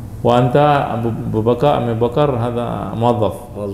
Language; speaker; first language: Arabic; non-native, fluent; Indonesian